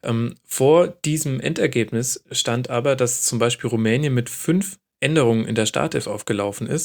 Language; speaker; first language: German; native; German